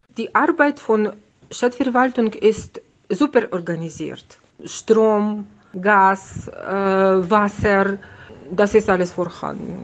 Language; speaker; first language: German; non-native, fluent; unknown